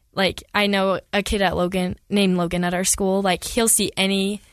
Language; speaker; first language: English; native; English